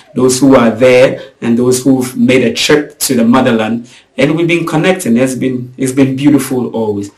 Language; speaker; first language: English; non-native, local second language; Akan